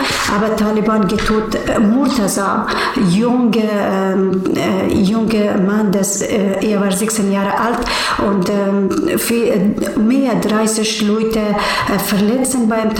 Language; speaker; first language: German; non-native, learner; Persian